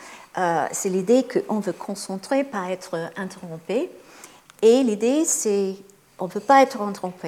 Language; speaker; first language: French; non-native, fluent; English